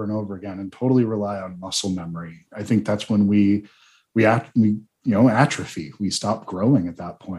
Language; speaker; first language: English; native; English